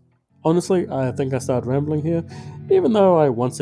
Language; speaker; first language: English; native; English